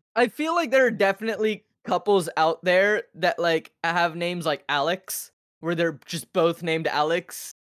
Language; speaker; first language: English; native; English